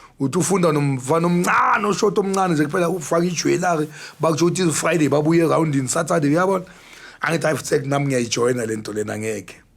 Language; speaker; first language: Zulu; native; Zulu